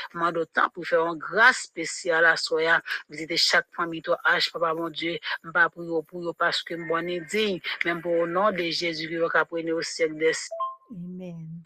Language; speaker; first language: French; non-native, local second language; Haitian Creole